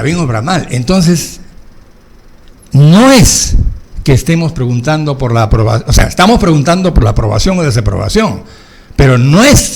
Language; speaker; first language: Spanish; native; Spanish